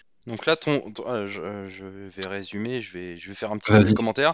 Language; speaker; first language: French; native; French